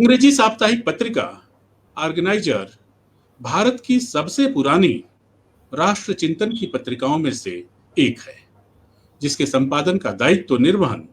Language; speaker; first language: Hindi; native; Hindi